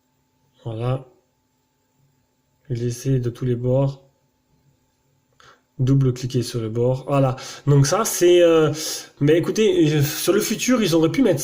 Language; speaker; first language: French; native; French